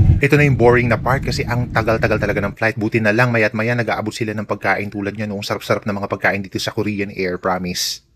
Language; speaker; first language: Filipino; native; Filipino